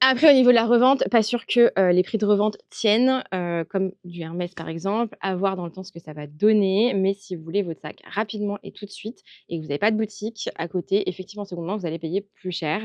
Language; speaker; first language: French; native; French